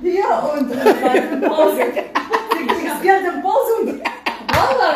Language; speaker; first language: German; non-native, fluent; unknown